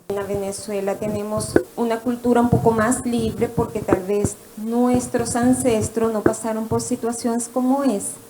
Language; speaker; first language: Portuguese; non-native, learner; Spanish